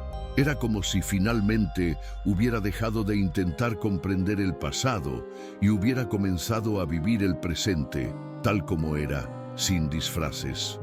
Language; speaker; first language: Spanish; native; Spanish